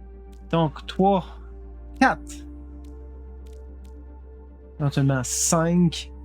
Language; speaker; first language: French; native; French